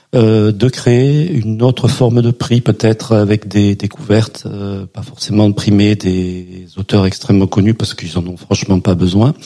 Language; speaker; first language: French; native; French